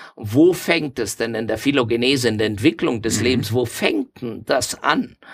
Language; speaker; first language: German; non-native, fluent; Spanish